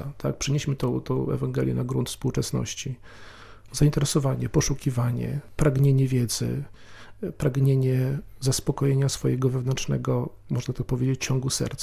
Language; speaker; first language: Polish; native; Polish